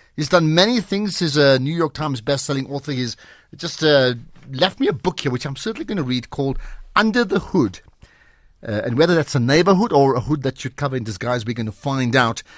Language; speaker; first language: English; native; English